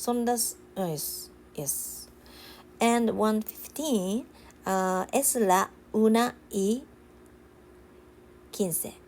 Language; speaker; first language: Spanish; non-native, learner; Japanese